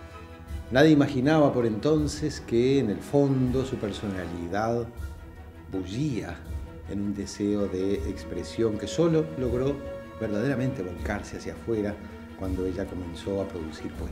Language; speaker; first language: Spanish; native; Spanish